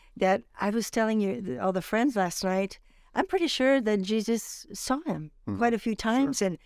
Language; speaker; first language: English; non-native, fluent; French